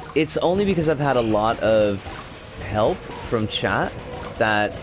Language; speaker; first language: English; native; English